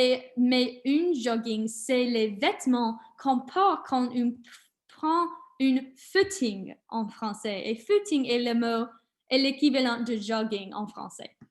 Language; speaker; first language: French; non-native, learner; English